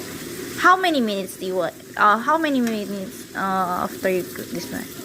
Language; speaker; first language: English; non-native, learner; Filipino